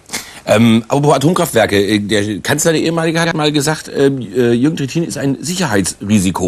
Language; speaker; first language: German; native; German